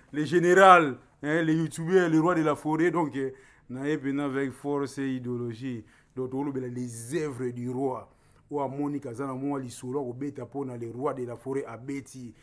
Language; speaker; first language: French; non-native, local second language; Lingala